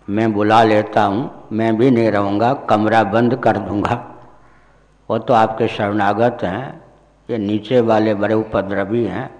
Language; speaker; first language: Hindi; non-native, local second language; Maithili